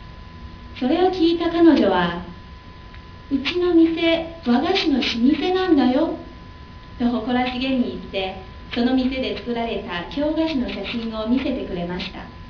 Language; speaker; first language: Japanese; non-native, fluent; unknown